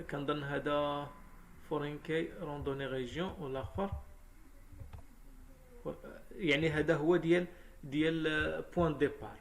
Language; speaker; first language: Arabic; native; Arabic